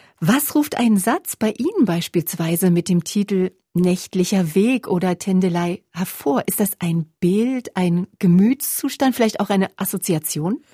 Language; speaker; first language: German; native; German